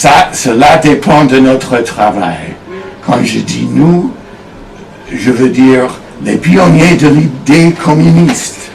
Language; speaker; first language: French; non-native, fluent; English